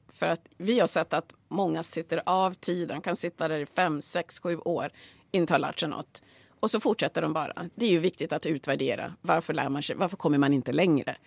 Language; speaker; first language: Swedish; early bilingual, other home language; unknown